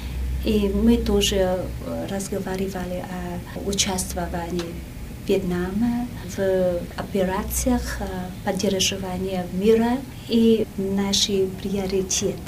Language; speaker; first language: Russian; non-native, fluent; Vietnamese